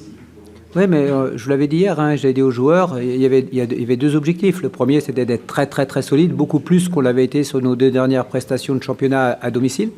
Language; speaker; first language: French; native; French